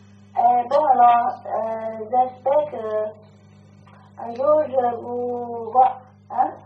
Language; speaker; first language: French; non-native, learner; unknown